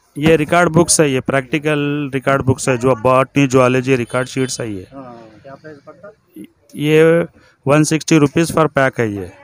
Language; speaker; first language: Hindi; native; Hindi